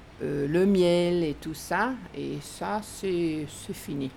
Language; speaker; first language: French; non-native, fluent; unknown